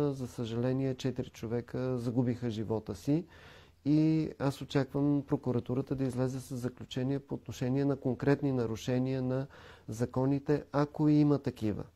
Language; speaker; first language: Bulgarian; native; Bulgarian